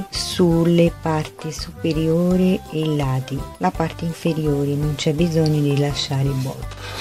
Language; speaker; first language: Italian; non-native, fluent; Portuguese